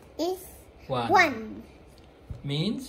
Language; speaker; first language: English; non-native, fluent; Indonesian